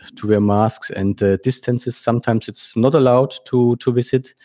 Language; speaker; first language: English; non-native, fluent; German